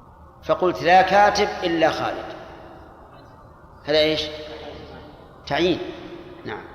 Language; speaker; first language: Arabic; native; Arabic